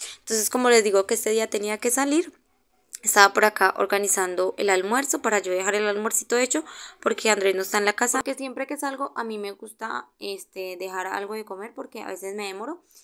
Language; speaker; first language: Spanish; native; Spanish